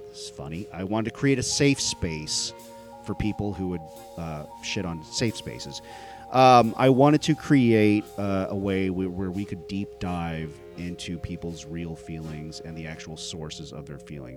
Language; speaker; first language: English; native; English